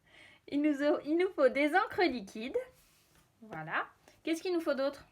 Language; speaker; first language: French; native; French